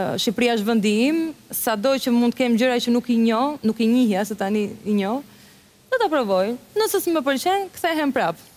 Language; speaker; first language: Albanian; early bilingual, heritage; Albanian